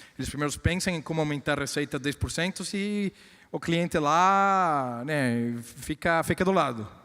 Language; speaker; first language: Portuguese; non-native, fluent; Spanish